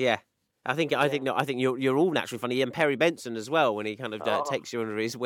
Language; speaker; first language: English; native; English